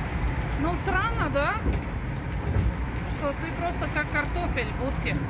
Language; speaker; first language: Russian; non-native, local second language; Latvian